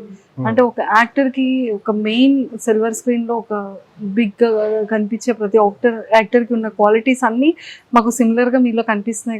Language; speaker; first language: Telugu; native; Telugu